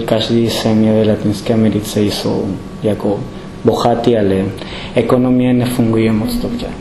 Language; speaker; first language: Czech; non-native, learner; Spanish